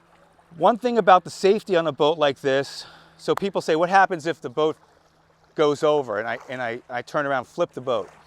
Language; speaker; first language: English; native; English